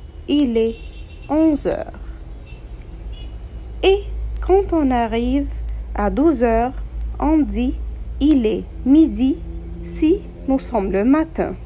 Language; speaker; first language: French; non-native, fluent; Arabic